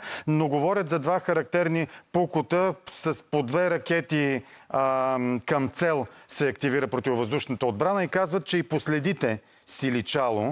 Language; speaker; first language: Bulgarian; native; Bulgarian